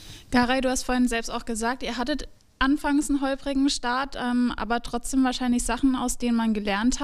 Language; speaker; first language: German; native; German